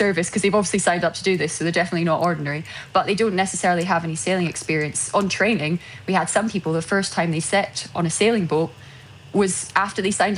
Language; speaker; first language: English; native; English